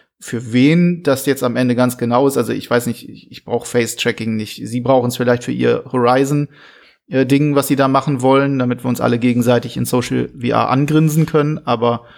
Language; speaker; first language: German; native; German